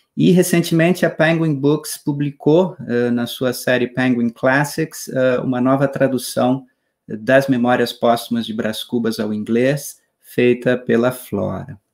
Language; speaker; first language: Portuguese; native; Portuguese